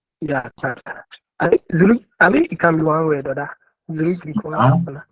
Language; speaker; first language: German; non-native, learner; Akan